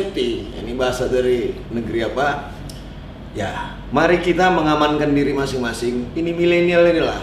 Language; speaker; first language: Indonesian; native; Indonesian